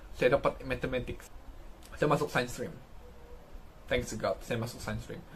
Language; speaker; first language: Malay; native; Malay